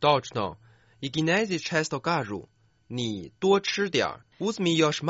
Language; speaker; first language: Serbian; non-native, fluent; Chinese